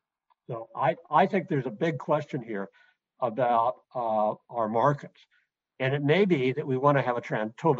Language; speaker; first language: English; native; English